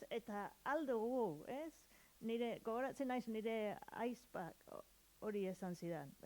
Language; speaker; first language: Basque; non-native, learner; English